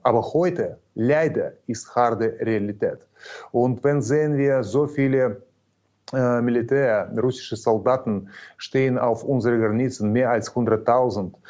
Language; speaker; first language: German; non-native, learner; Ukrainian